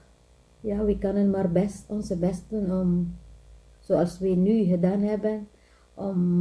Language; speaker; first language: Dutch; non-native, learner; Filipino